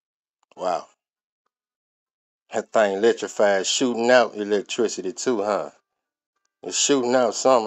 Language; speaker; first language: English; native; English